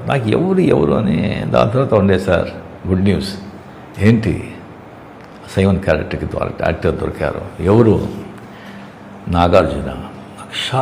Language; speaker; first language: Telugu; non-native, local second language; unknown